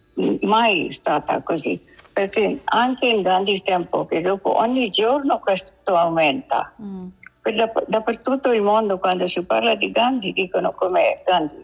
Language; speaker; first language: Italian; non-native, learner; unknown